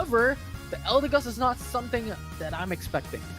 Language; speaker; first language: English; non-native, local second language; Filipino